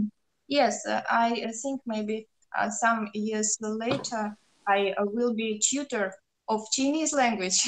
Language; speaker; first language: English; non-native, learner; Russian